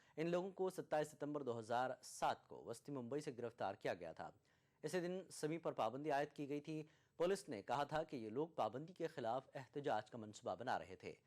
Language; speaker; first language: Urdu; native; Urdu